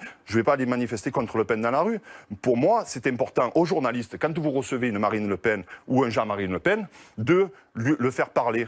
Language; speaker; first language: French; native; French